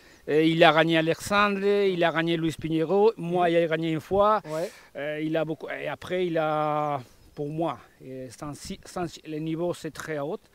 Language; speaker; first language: French; non-native, learner; Spanish